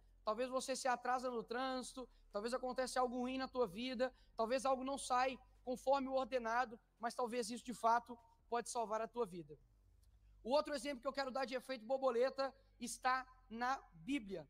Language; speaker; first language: Portuguese; native; Portuguese